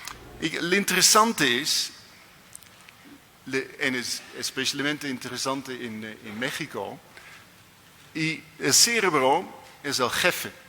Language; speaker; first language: Spanish; non-native, learner; Dutch